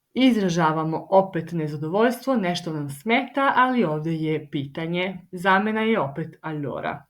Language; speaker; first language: Bosnian; early bilingual, heritage; Italian